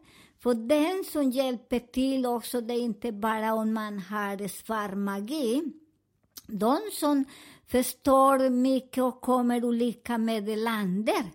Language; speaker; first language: Swedish; non-native, learner; Spanish